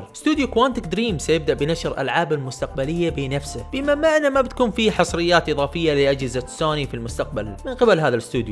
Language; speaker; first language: Arabic; native; Arabic